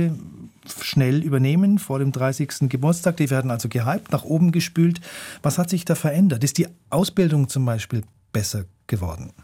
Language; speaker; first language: German; native; German